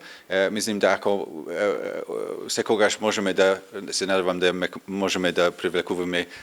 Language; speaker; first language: Macedonian; non-native, learner; English